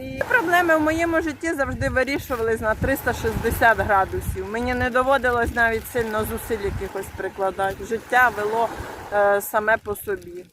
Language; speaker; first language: Ukrainian; native; Ukrainian